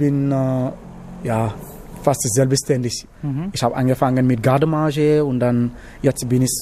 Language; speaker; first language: German; non-native, fluent; Wolof